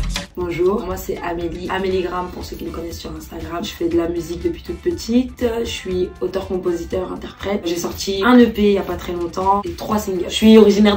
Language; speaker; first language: French; native; French